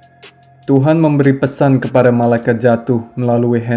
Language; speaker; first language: Indonesian; native; Indonesian